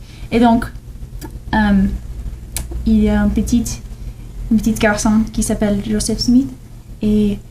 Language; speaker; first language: French; non-native, learner; English